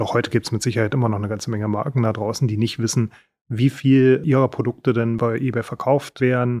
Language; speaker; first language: German; native; German